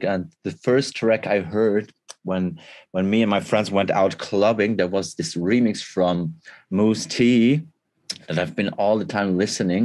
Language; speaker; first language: English; non-native, fluent; Swiss German